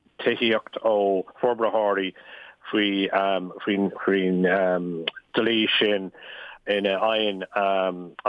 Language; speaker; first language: Irish; non-native, local second language; English